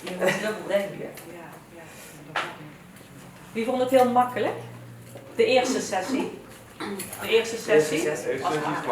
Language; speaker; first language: Dutch; early bilingual, other home language; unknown